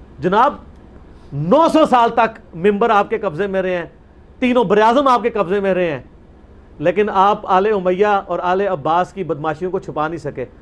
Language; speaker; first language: Urdu; non-native, local second language; Punjabi